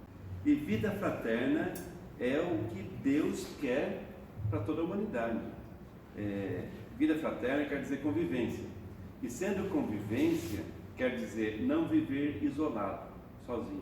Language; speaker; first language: Portuguese; native; Portuguese